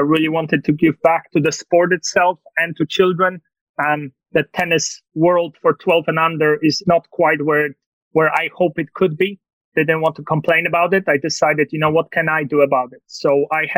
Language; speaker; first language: English; non-native, fluent; Polish